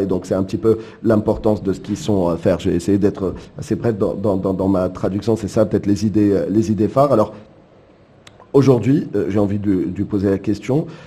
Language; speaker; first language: French; non-native, local second language; Arabic